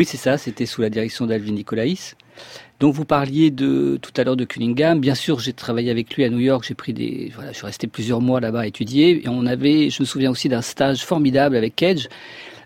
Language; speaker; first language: French; native; French